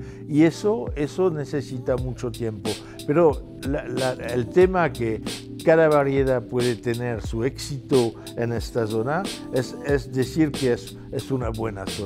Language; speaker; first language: Spanish; non-native, fluent; French